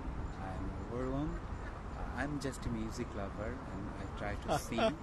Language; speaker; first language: English; non-native, learner; Bangla